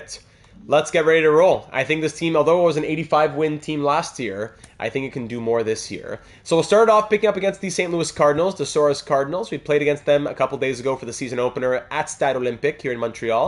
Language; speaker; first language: English; native; English